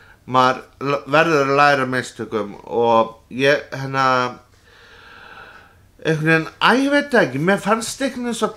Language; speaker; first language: Icelandic; non-native, fluent; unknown